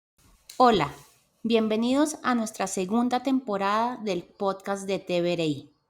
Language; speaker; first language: Spanish; native; Spanish